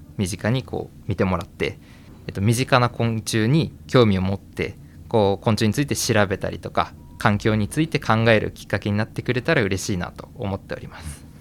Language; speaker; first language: Japanese; native; Japanese